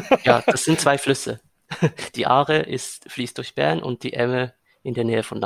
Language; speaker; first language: German; native; German